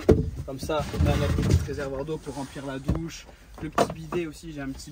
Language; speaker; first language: French; native; French